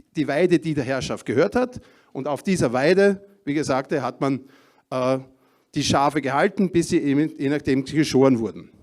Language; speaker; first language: German; native; German